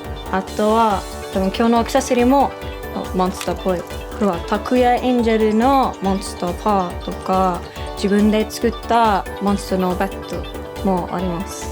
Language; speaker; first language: Japanese; non-native, learner; English